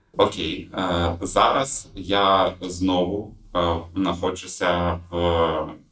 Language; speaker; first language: Ukrainian; non-native, local second language; Russian